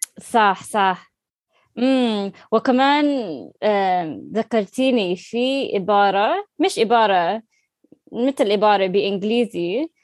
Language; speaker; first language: Arabic; non-native, learner; English